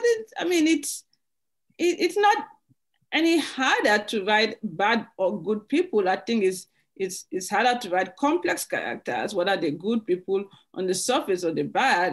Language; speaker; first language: English; native; English